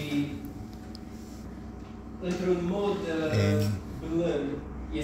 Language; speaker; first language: Romanian; non-native, learner; English